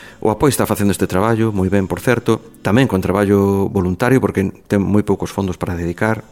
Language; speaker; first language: Galician; native; Galician